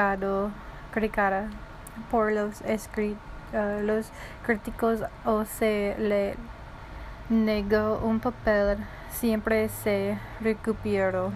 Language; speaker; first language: Spanish; non-native, learner; English